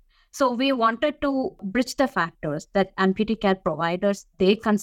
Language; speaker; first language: English; non-native, local second language; Tamil